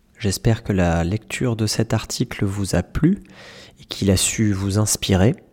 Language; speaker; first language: French; native; French